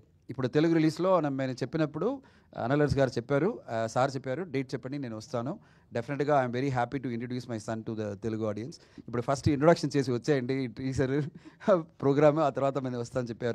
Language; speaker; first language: Telugu; non-native, fluent; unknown